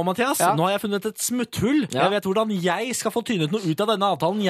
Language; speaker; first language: Norwegian; native; Norwegian